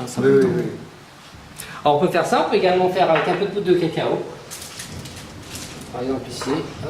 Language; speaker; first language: French; native; French